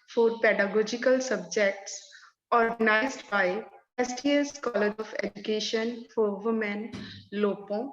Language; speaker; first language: English; non-native, local second language; Punjabi